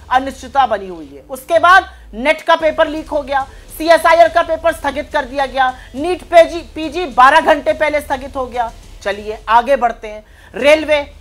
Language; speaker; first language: Hindi; native; Hindi